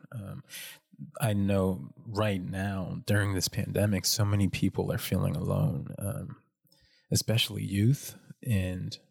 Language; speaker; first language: English; native; English